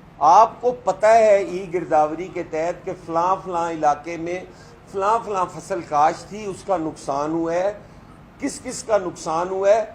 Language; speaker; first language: Urdu; non-native, local second language; Punjabi